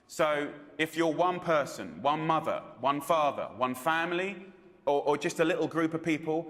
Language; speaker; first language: English; native; English